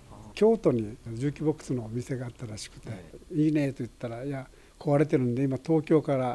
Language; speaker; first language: Japanese; native; Japanese